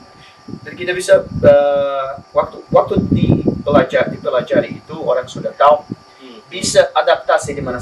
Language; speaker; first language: Indonesian; non-native, learner; Spanish